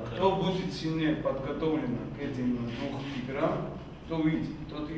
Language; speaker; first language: Russian; non-native, fluent; Georgian